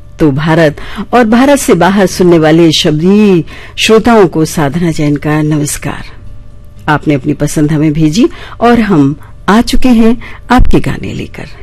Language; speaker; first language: Hindi; native; Hindi